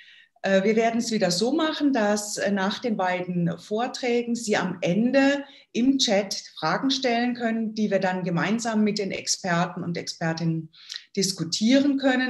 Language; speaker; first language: German; native; German